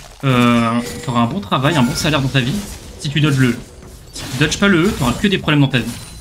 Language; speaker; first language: French; native; French